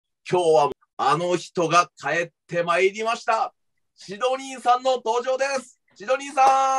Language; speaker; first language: Japanese; native; Japanese